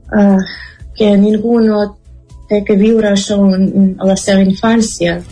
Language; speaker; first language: Catalan; non-native, fluent; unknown